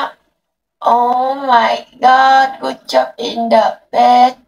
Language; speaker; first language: English; non-native, learner; Indonesian